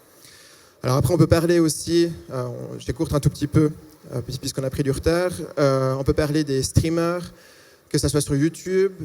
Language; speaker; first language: French; native; French